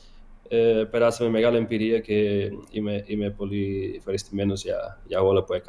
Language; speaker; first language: Greek; non-native, learner; Portuguese